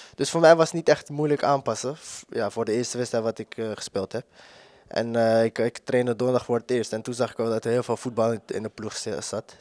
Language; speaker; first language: Dutch; native; Dutch